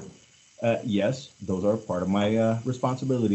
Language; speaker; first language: English; native; English